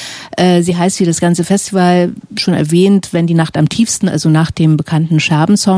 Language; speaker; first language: German; native; German